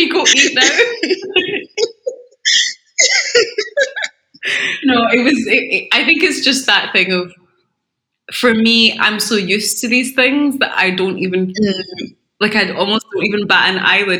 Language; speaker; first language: English; native; English